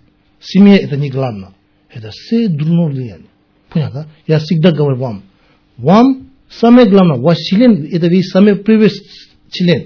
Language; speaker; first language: Russian; non-native, learner; Tibetan